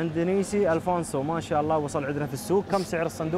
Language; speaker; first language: Arabic; native; Arabic